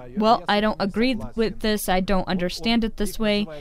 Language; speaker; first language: English; non-native, fluent; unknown